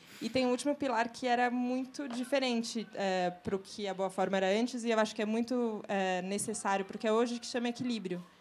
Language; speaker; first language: Portuguese; native; Portuguese